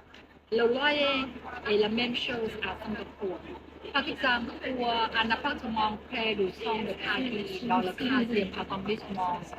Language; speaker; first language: French; non-native, learner; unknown